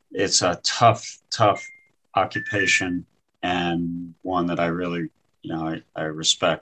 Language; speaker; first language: English; native; English